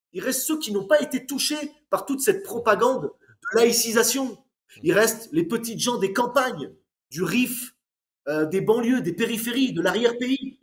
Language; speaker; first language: French; native; French